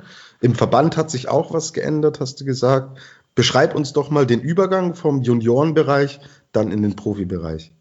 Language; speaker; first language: German; native; German